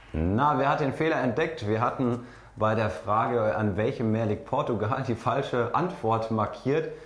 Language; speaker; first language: German; native; German